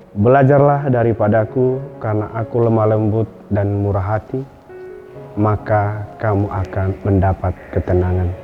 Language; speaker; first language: Indonesian; non-native, local second language; Batak Toba